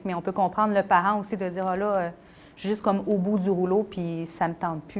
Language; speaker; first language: French; native; French